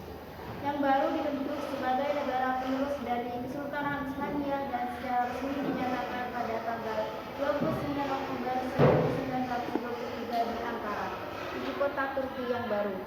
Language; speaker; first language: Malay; non-native, local second language; Madurese